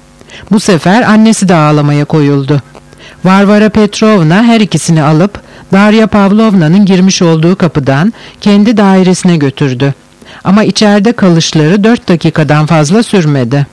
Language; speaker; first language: Turkish; native; Turkish